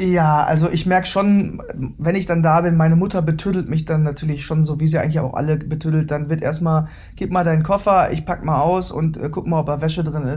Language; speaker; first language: German; native; German